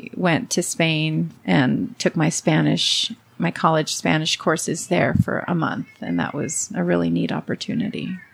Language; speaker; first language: English; early bilingual, other home language; Spanish